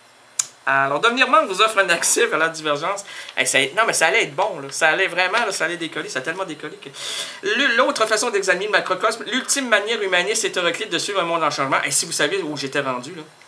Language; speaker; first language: French; native; French